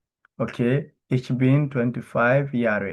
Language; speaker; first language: German; non-native, learner; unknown